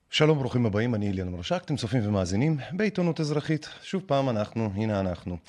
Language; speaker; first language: Hebrew; early bilingual, other home language; Russian